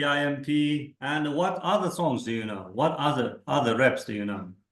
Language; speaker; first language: English; non-native, fluent; Kazakh